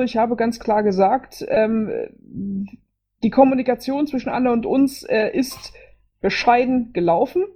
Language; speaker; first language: German; native; German